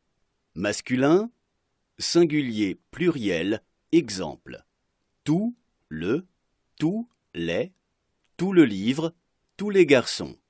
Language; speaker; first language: French; non-native, fluent; Arabic